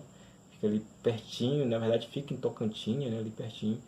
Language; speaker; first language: Portuguese; native; Portuguese